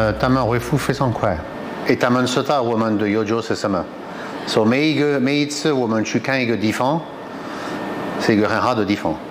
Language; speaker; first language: Chinese; non-native, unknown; French